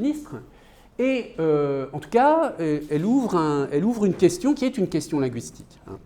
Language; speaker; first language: French; native; French